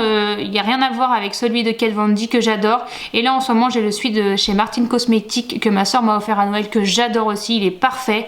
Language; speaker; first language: French; native; French